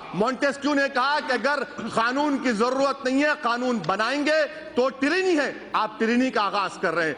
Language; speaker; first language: Urdu; native; Urdu